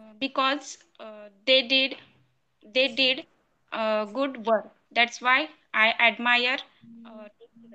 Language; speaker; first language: English; non-native, learner; Marathi